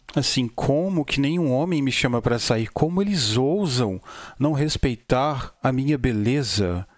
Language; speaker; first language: Portuguese; native; Portuguese